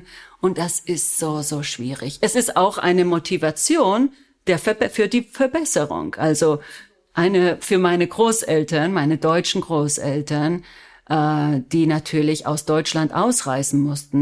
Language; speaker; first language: German; non-native, fluent; Spanish